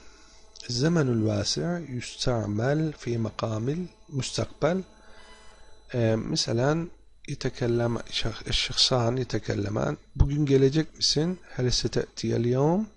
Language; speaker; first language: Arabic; non-native, fluent; Turkish